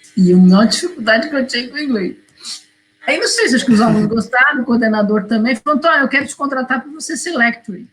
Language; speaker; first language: Portuguese; native; Portuguese